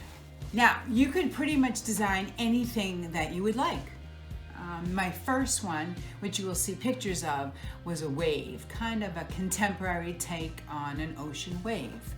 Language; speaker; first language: English; native; English